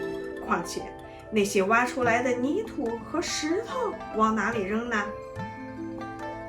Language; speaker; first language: Chinese; native; Chinese